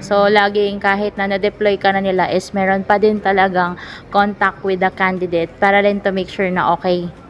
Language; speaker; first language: Filipino; native; Filipino